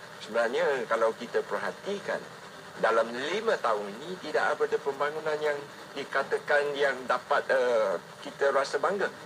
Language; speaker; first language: Malay; non-native, local second language; Hakka Chinese